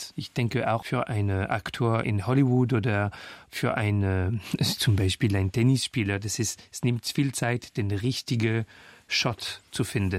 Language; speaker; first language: German; non-native, fluent; French